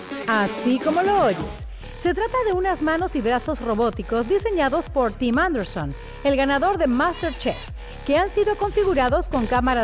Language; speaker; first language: Spanish; native; Spanish